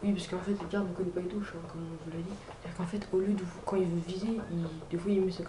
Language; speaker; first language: French; native; French